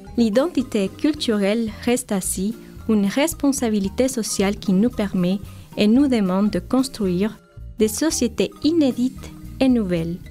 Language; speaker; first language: French; non-native, fluent; Spanish